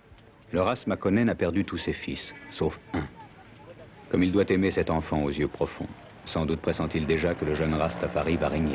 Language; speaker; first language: French; native; French